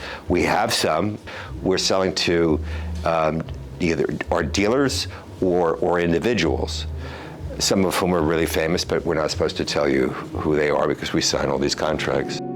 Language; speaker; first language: English; native; English